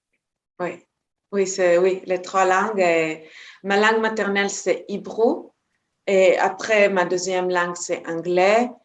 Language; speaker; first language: French; non-native, fluent; Hebrew